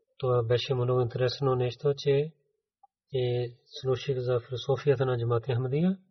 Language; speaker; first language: Bulgarian; non-native, fluent; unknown